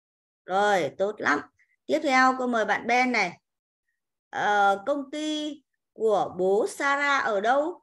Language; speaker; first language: Vietnamese; native; Vietnamese